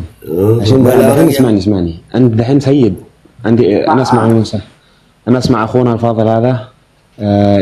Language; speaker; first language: Arabic; native; Arabic